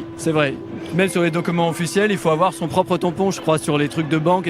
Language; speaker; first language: French; native; French